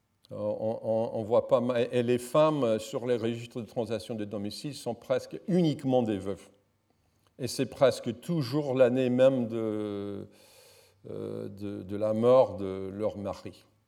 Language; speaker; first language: French; non-native, fluent; English